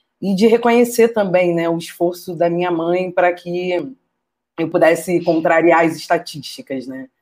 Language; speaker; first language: Portuguese; native; Portuguese